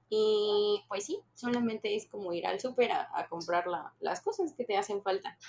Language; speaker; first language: Spanish; native; Spanish